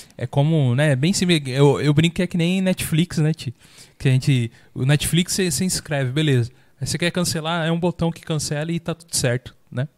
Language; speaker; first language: Portuguese; native; Portuguese